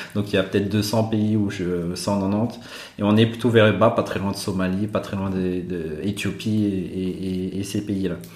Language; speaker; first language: French; non-native, local second language; Malagasy